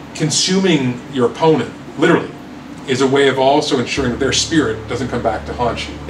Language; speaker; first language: English; native; English